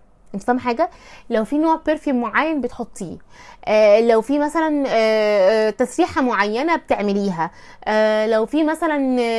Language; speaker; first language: Arabic; native; Arabic